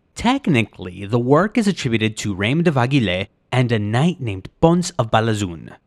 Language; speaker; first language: English; native; English